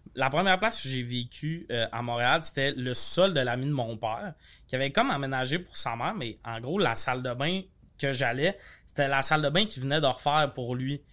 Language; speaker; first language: French; native; French